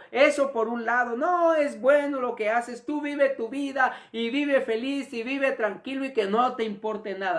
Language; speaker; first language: Spanish; native; Spanish